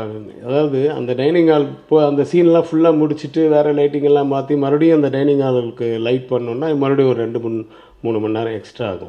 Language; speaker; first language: Tamil; native; Tamil